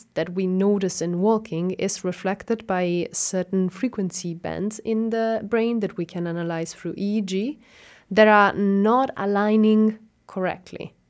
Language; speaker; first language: English; non-native, fluent; Italian